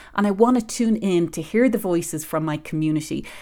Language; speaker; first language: English; native; English